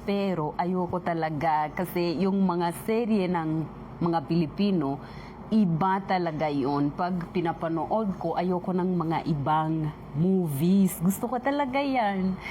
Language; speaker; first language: Filipino; non-native, fluent; Swahili